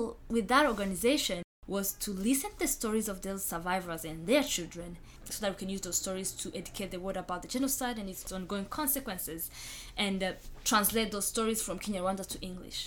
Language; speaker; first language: English; non-native, local second language; Kinyarwanda